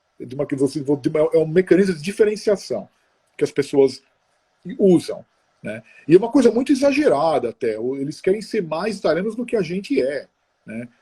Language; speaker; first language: Portuguese; non-native, fluent; Italian